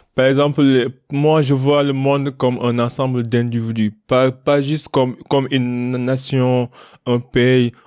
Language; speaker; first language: French; non-native, local second language; Wolof